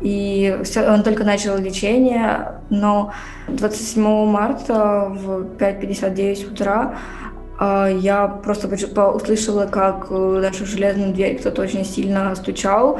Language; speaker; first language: Russian; native; Russian